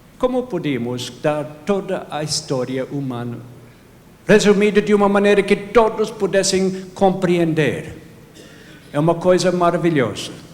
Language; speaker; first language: Portuguese; non-native, fluent; English